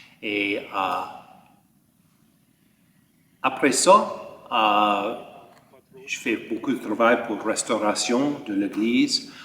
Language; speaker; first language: French; early bilingual, heritage; French